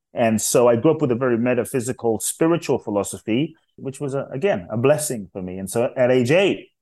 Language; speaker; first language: English; native; English